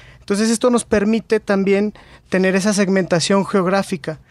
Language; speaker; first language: Spanish; native; Spanish